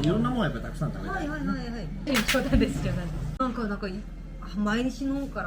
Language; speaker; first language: Japanese; non-native, learner; Korean